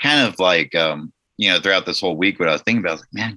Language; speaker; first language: English; native; English